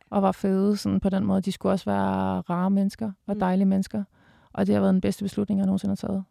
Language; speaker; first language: Danish; native; Danish